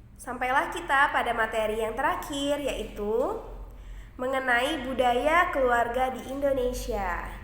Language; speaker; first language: Indonesian; native; Indonesian